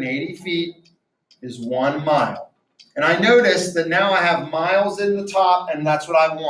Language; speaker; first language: English; native; English